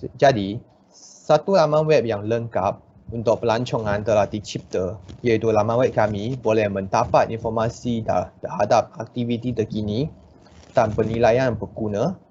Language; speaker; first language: Malay; non-native, local second language; Chinese